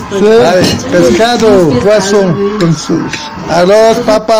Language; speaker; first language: Spanish; non-native, learner; French